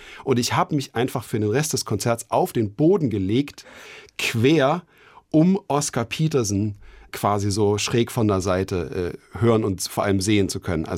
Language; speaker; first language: German; native; German